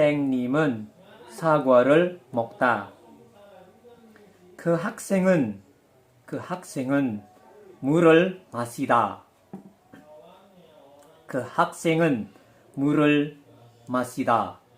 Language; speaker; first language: Korean; non-native, fluent; Indonesian